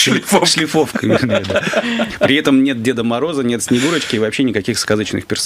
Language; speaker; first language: Russian; native; Russian